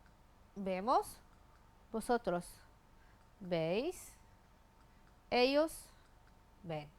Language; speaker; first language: Spanish; non-native, fluent; Arabic